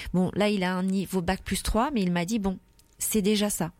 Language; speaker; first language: French; native; French